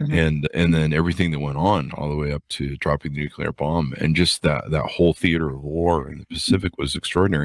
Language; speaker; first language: English; native; English